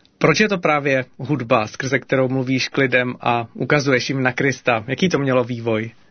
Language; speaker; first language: Czech; native; Czech